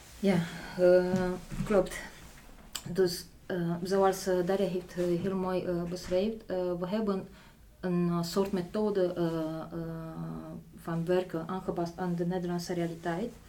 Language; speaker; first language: Dutch; non-native, fluent; Polish